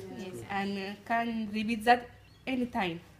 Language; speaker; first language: English; non-native, learner; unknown